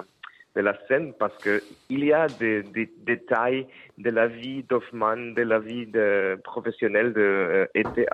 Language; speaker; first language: French; non-native, fluent; Spanish